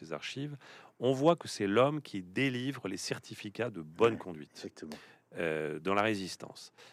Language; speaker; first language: French; native; French